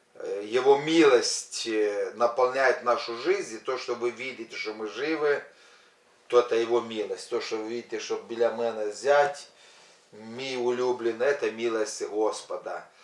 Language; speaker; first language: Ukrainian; non-native, local second language; Russian